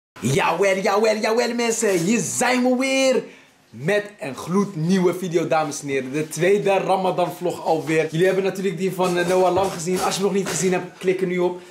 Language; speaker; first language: Dutch; early bilingual, other home language; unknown